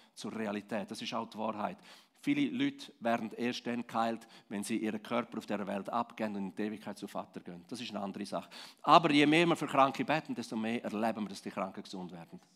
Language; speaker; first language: German; non-native, local second language; Romansh